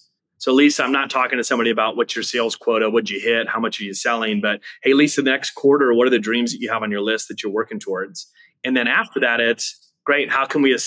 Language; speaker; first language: English; native; English